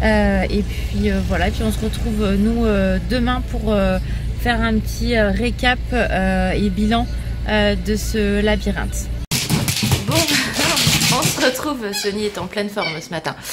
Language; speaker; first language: French; native; French